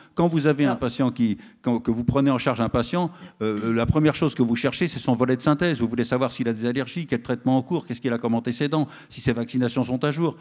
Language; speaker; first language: French; native; French